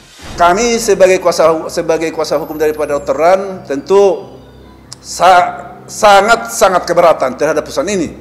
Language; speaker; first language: Indonesian; native; Indonesian